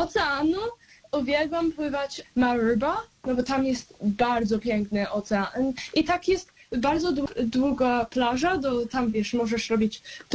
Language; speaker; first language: Polish; early bilingual, heritage; Polish